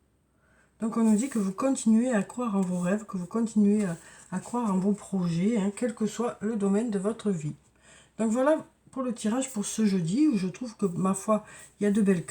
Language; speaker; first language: French; native; French